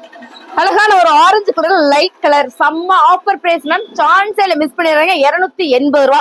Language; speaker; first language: Tamil; native; Tamil